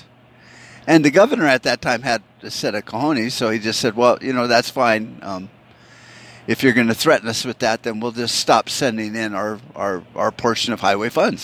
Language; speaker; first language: English; native; English